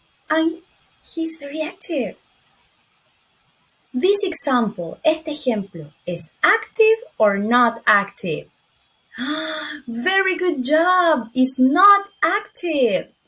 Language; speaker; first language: English; non-native, fluent; Spanish